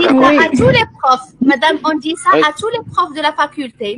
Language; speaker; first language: French; non-native, local second language; Arabic